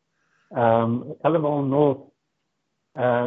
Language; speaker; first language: English; non-native, local second language; Afrikaans